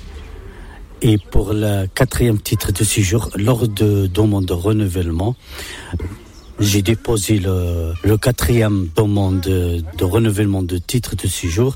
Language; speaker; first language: French; non-native, local second language; Arabic